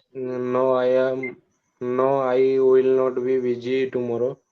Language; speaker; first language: English; non-native, learner; Odia